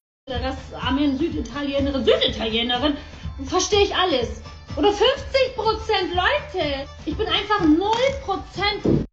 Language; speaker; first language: German; early bilingual, other home language; Turkish